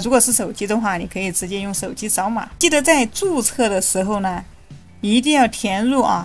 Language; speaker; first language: Chinese; native; Chinese